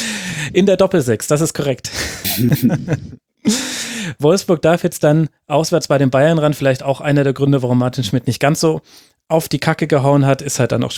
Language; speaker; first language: German; native; German